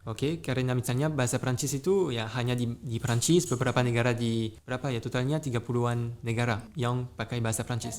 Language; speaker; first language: Indonesian; non-native, fluent; French